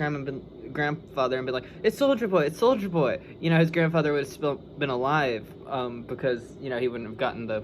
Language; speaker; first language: English; native; English